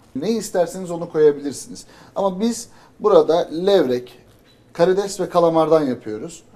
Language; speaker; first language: Turkish; native; Turkish